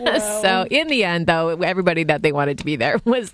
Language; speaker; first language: English; native; English